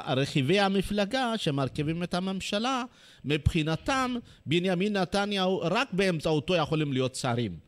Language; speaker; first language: Hebrew; non-native, fluent; Amharic